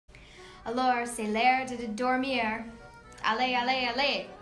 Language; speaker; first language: French; non-native, learner; English